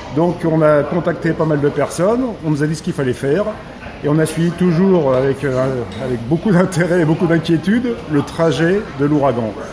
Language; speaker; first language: French; native; French